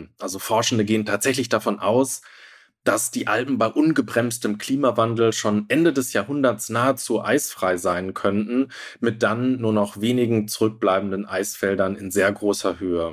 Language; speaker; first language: German; native; German